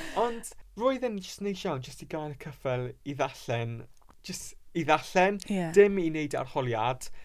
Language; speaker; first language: Welsh; non-native, local second language; English